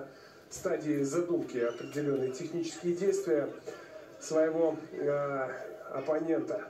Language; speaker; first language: Russian; native; Russian